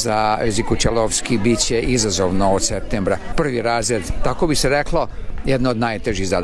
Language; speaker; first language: Serbian; native; Serbian